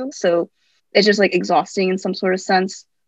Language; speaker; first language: English; native; English